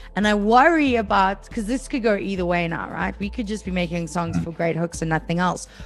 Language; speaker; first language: English; native; English